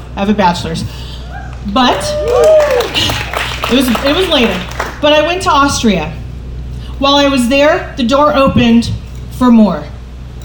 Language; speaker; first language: English; native; English